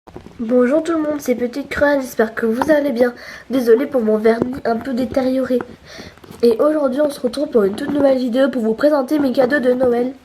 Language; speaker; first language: French; native; French